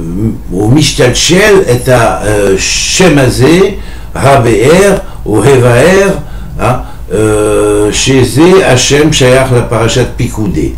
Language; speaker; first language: Hebrew; non-native, fluent; French